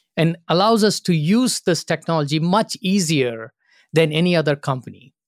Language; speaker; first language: English; non-native, local second language; Tamil